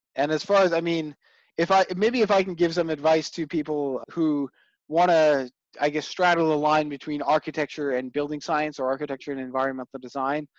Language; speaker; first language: English; native; English